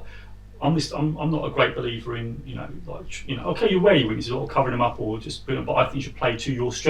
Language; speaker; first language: English; native; English